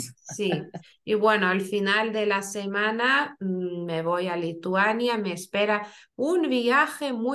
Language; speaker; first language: Spanish; non-native, fluent; Lithuanian